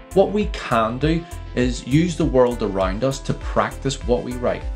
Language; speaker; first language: English; native; English